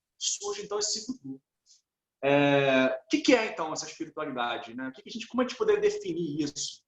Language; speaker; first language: Portuguese; native; Portuguese